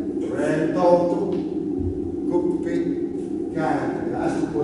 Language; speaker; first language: Finnish; non-native, learner; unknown